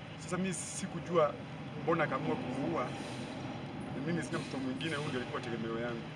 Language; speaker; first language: Swahili; non-native, local second language; Gusii